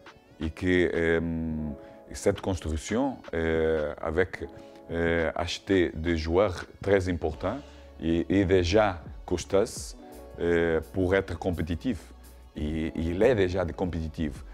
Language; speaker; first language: French; non-native, learner; Portuguese